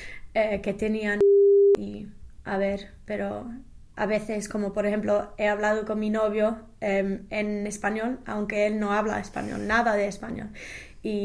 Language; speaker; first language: Spanish; non-native, fluent; English